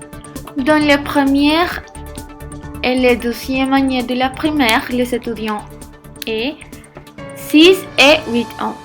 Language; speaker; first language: French; non-native, learner; Spanish